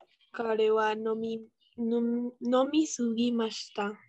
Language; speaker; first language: Japanese; non-native, learner; Spanish